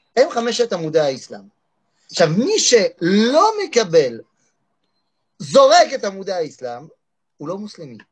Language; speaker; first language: Hebrew; non-native, fluent; French